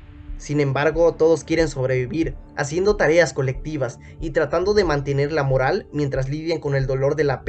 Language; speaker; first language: Spanish; native; Spanish